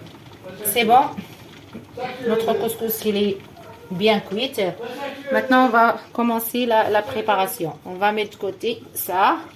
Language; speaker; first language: French; non-native, fluent; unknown